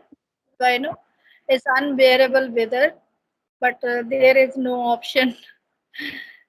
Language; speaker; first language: English; non-native, learner; Hindi